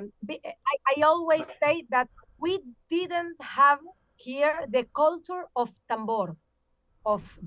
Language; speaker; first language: English; non-native, learner; Spanish